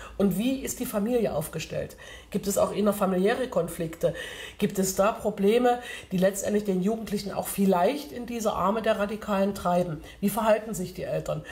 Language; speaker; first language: German; native; German